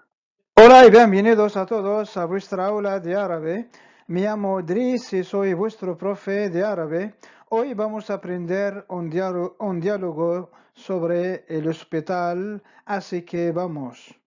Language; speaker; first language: Spanish; non-native, fluent; Arabic